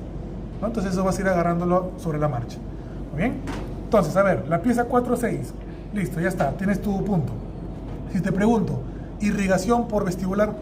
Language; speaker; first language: Spanish; native; Spanish